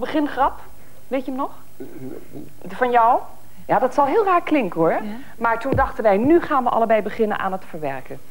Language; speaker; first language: Dutch; native; Dutch